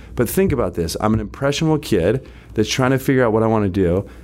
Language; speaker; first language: English; native; English